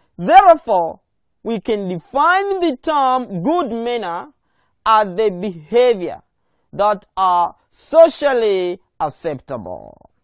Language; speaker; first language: English; non-native, local second language; Swahili